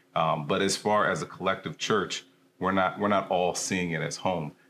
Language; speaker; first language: English; early bilingual, other home language; Krio